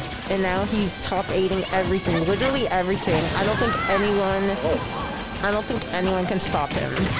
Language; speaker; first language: English; native; English